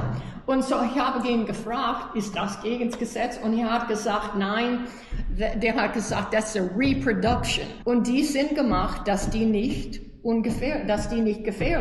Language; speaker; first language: German; early bilingual, heritage; German